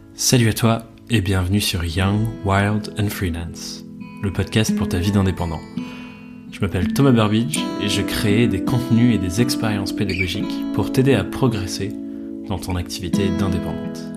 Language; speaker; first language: French; native; French